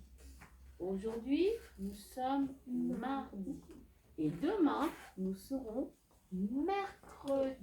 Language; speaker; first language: French; native; French